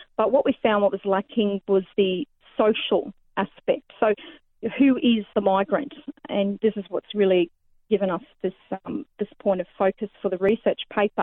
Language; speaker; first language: English; native; English